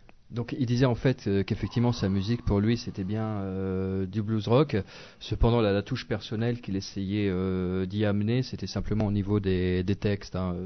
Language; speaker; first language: French; native; French